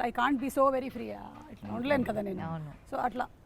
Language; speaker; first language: Telugu; native; Telugu